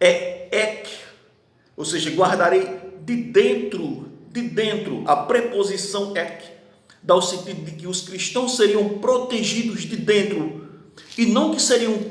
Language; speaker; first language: Portuguese; native; Portuguese